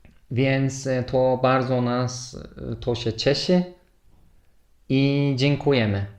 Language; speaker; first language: Polish; non-native, fluent; Turkish